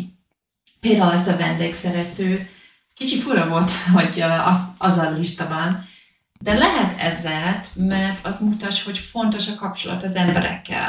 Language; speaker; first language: Hungarian; non-native, learner; English